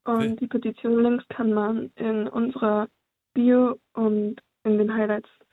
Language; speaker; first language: German; early bilingual, other home language; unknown